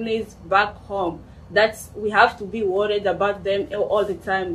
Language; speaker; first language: English; non-native, fluent; Swahili